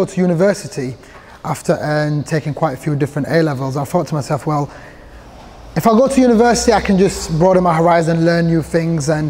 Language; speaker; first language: English; early bilingual, other home language; Somali